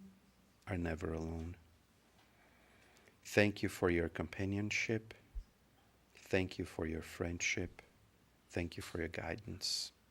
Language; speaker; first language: English; non-native, fluent; Portuguese